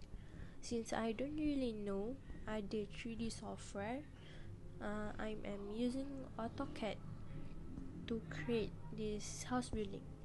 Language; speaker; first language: English; non-native, local second language; Malay